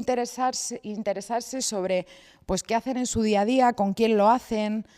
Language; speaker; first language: Spanish; native; Spanish